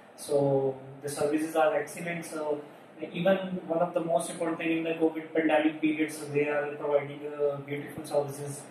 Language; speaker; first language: English; non-native, local second language; Punjabi